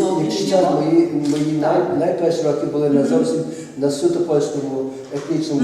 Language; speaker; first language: Ukrainian; early bilingual, heritage; Ukrainian